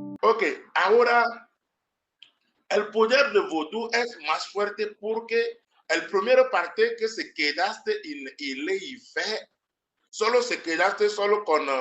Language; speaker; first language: Spanish; non-native, learner; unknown